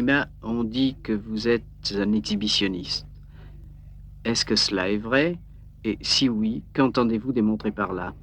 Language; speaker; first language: French; native; French